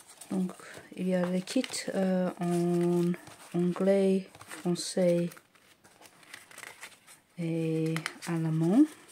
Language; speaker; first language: French; non-native, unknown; English